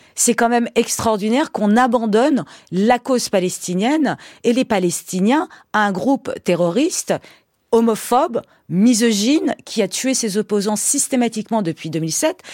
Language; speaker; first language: French; early bilingual, other home language; Persian